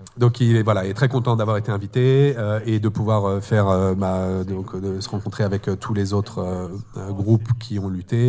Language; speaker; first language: French; native; French